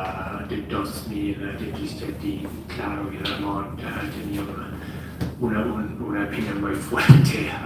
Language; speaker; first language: Spanish; non-native, fluent; English